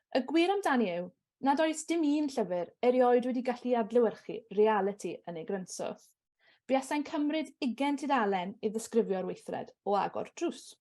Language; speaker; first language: Welsh; native; Welsh